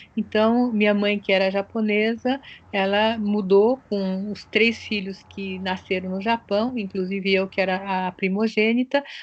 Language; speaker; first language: Portuguese; early bilingual, other home language; Japanese